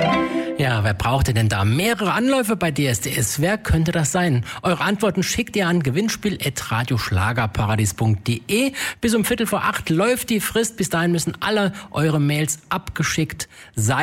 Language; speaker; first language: German; native; German